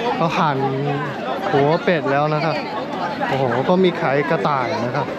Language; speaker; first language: Thai; non-native, fluent; Chinese